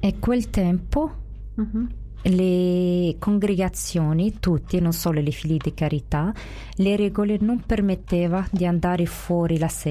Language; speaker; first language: Italian; non-native, fluent; Arabic